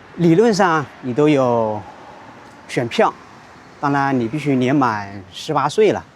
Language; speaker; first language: Chinese; native; Chinese